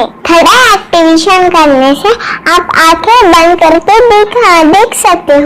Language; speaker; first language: Hindi; native; Hindi